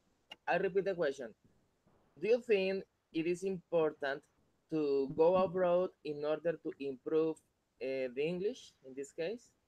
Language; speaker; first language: English; non-native, fluent; Spanish